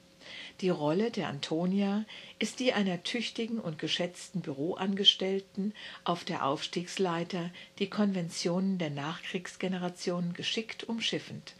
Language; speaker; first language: German; native; German